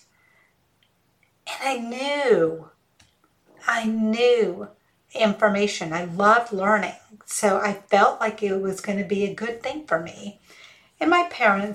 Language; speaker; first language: English; early bilingual, other home language; Hindi